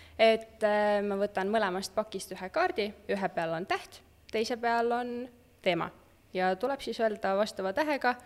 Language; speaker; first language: Estonian; native; Estonian